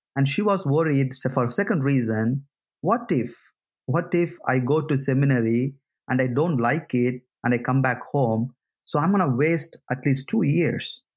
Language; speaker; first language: English; non-native, local second language; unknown